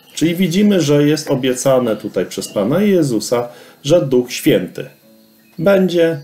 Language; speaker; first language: Polish; native; Polish